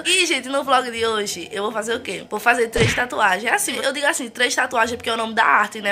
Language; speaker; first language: Portuguese; native; Portuguese